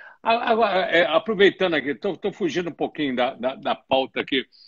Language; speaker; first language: Portuguese; native; Portuguese